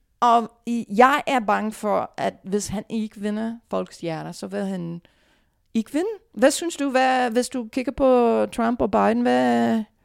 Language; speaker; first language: Danish; non-native, fluent; English